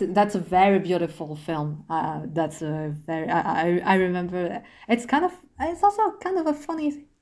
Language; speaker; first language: English; non-native, fluent; French